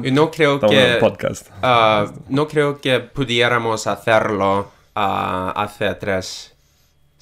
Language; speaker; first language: Spanish; non-native, fluent; English